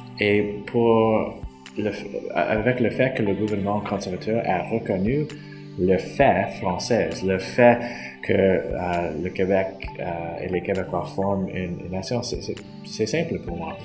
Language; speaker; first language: French; non-native, fluent; English